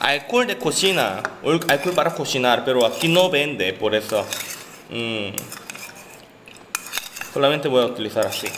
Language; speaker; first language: Spanish; non-native, learner; Korean